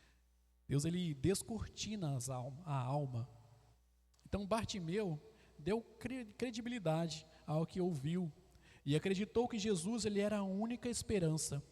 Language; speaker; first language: Portuguese; native; Portuguese